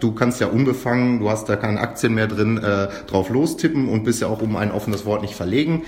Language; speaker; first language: German; native; German